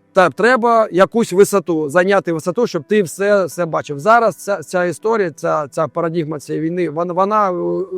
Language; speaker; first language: Ukrainian; non-native, local second language; Russian